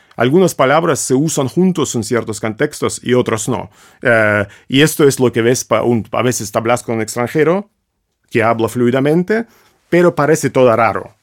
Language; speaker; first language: Spanish; non-native, fluent; Russian